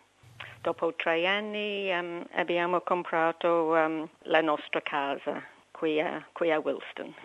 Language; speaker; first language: Italian; non-native, learner; English